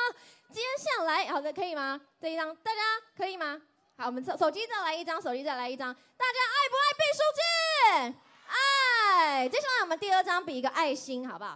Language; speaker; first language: Chinese; native; Chinese